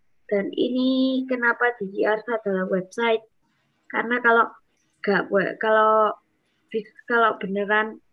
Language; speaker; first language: Indonesian; non-native, local second language; English